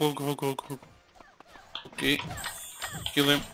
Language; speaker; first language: English; non-native, learner; Turkish